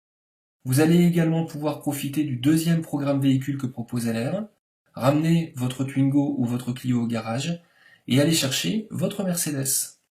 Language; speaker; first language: French; native; French